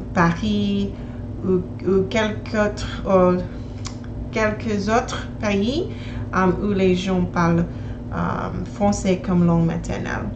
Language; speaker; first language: French; non-native, learner; English